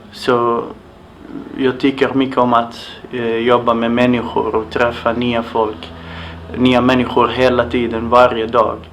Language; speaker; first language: Swedish; non-native, fluent; Arabic